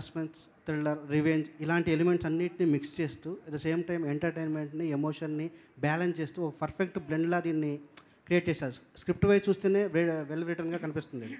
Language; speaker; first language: Telugu; native; Telugu